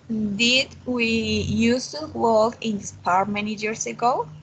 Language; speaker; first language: English; non-native, learner; Spanish